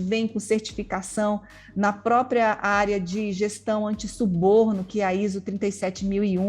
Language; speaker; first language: Portuguese; native; Portuguese